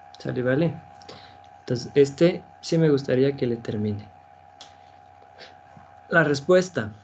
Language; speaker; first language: Spanish; native; Spanish